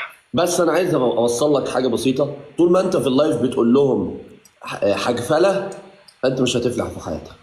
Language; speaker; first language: Arabic; native; Arabic